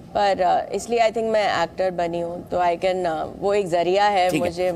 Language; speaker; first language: Hindi; non-native, local second language; Malayalam